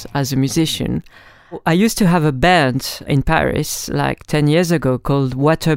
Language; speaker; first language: English; non-native, fluent; French